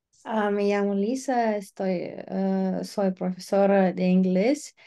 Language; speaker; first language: Spanish; non-native, learner; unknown